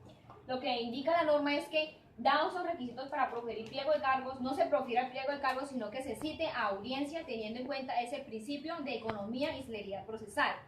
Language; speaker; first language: Spanish; native; Spanish